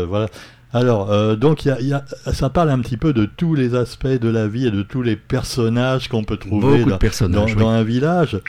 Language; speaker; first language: French; native; French